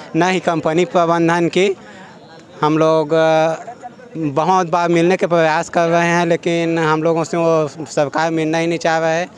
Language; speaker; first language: Hindi; native; Hindi